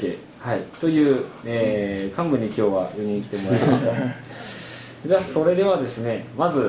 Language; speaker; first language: Japanese; native; Japanese